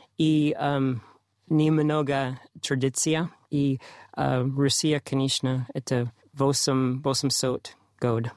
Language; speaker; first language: Russian; non-native, learner; English